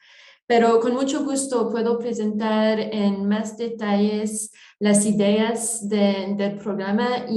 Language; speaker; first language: Spanish; non-native, fluent; French